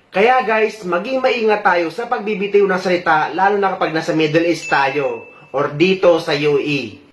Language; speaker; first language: Filipino; native; Filipino